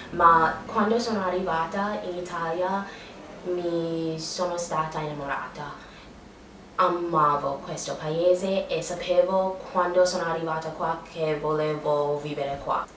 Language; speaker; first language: Italian; non-native, learner; English